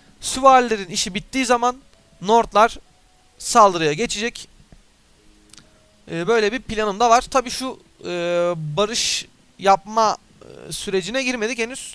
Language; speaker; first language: Turkish; native; Turkish